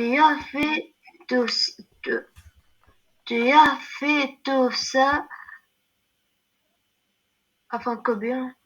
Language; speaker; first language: French; non-native, learner; Arabic